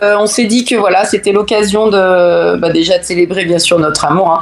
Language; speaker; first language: French; native; French